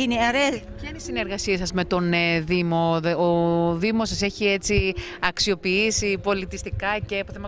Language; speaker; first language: Greek; native; Greek